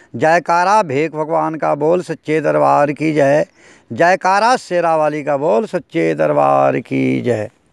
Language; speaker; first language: Hindi; native; Hindi